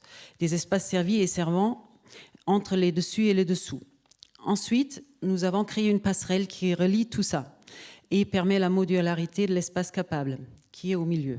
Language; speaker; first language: French; native; French